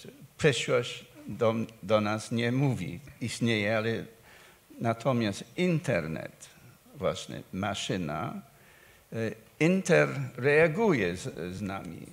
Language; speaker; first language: Polish; non-native, fluent; English